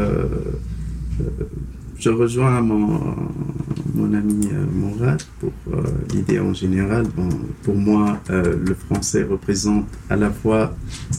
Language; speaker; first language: French; non-native, local second language; Arabic